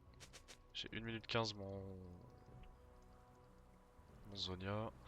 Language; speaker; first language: French; native; French